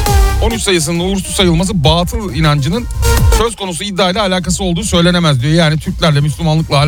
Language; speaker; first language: Turkish; native; Turkish